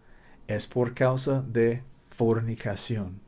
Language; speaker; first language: Spanish; non-native, learner; English